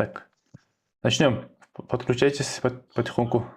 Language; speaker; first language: Russian; non-native, local second language; Kyrgyz